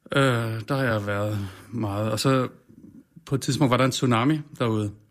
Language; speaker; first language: Danish; native; Danish